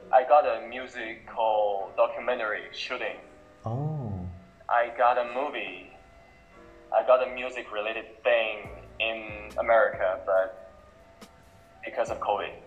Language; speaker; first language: English; non-native, local second language; Cantonese